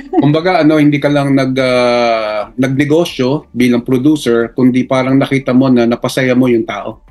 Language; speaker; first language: Filipino; native; Filipino